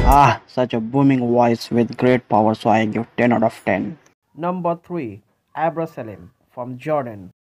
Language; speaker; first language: English; non-native, fluent; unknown